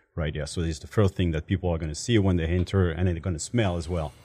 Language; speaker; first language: English; non-native, fluent; French